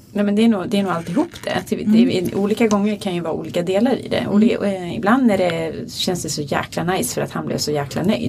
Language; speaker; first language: Swedish; native; Swedish